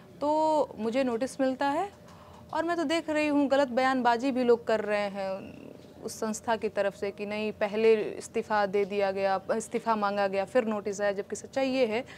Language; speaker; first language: Hindi; non-native, local second language; Bhojpuri